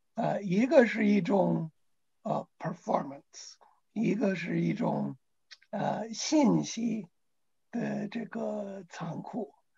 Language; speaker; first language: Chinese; non-native, fluent; English